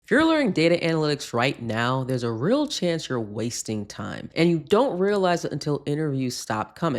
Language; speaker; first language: English; native; English